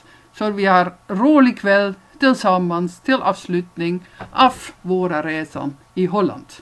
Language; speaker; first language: Swedish; non-native, fluent; Dutch